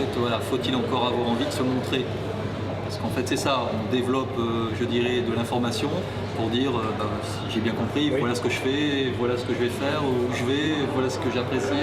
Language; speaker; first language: French; native; French